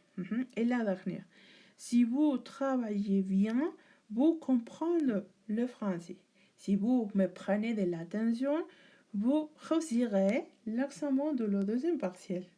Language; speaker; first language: French; non-native, learner; Spanish